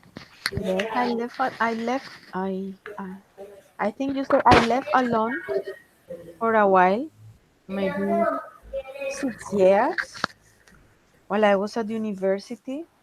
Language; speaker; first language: English; non-native, fluent; Spanish